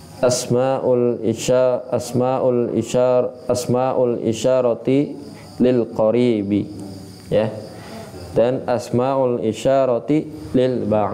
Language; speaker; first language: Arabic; non-native, fluent; Indonesian